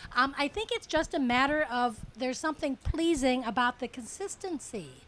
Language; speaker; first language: English; native; English